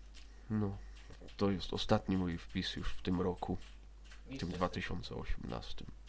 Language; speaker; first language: Polish; native; Polish